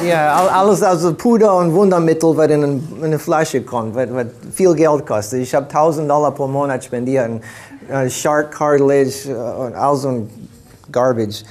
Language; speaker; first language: German; early bilingual, heritage; German